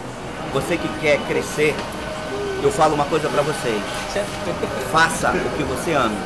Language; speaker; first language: Portuguese; native; Portuguese